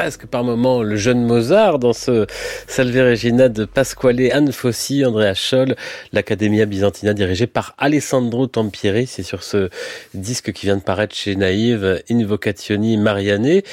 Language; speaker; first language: French; native; French